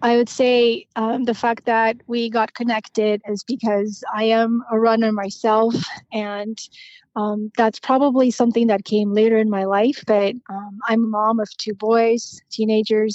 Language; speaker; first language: English; non-native, fluent; Romanian